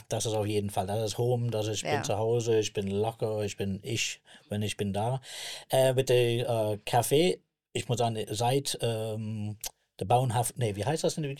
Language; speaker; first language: German; non-native, learner; English